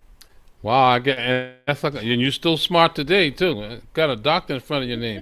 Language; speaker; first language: English; native; English